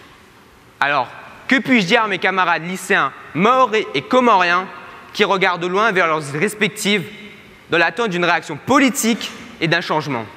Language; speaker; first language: French; native; French